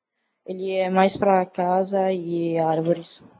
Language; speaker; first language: Portuguese; early bilingual, other home language; Italian